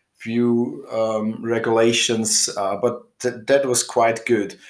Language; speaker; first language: English; non-native, fluent; German